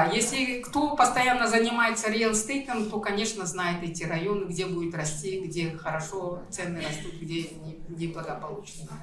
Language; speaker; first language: Russian; non-native, local second language; Kyrgyz